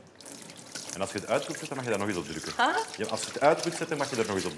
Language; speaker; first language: Dutch; native; Dutch